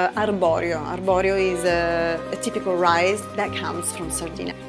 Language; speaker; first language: English; non-native, fluent; Italian